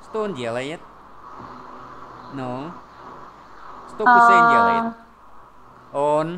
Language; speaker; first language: Russian; non-native, fluent; Vietnamese